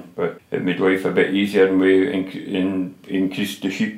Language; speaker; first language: English; native; English